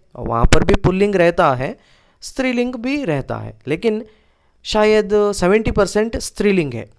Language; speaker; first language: Hindi; non-native, local second language; Kannada